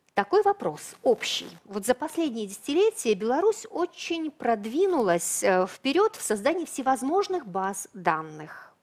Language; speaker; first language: Russian; native; Russian